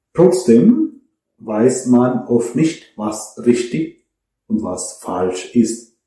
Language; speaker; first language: German; non-native, fluent; Malayalam